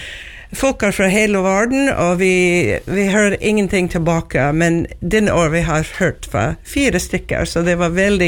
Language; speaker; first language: Norwegian; non-native, learner; English